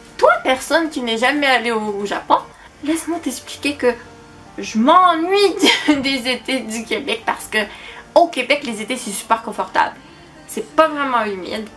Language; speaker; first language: French; native; French